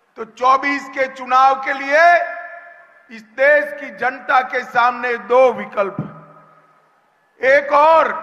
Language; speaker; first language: Hindi; non-native, local second language; Gujarati